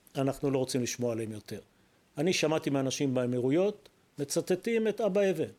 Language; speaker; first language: Hebrew; native; Hebrew